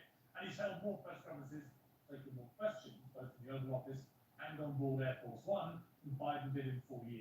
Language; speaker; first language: English; native; English